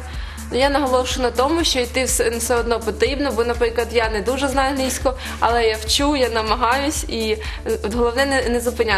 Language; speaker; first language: Ukrainian; native; Ukrainian